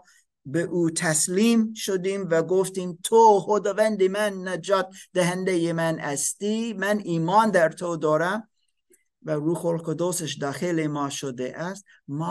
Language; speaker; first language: Persian; non-native, fluent; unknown